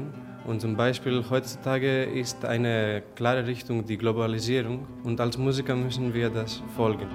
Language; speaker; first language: German; non-native, fluent; Greek